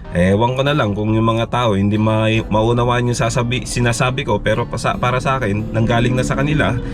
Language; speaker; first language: Filipino; native; Filipino